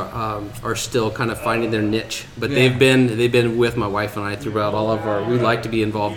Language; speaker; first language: English; native; English